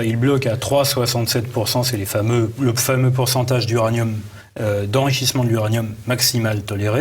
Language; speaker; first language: French; native; French